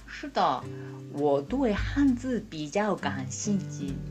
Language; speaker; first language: Chinese; non-native, fluent; Japanese